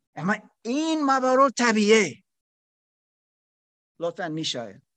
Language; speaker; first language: Persian; non-native, learner; German